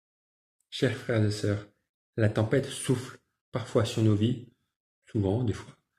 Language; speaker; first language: French; native; French